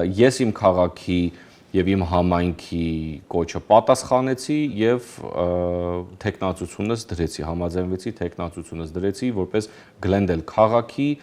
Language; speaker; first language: Armenian; early bilingual, heritage; Armenian